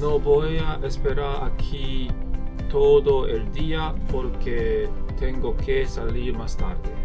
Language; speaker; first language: Spanish; non-native, learner; Chinese